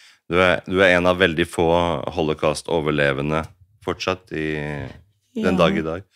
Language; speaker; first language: Norwegian; native; Norwegian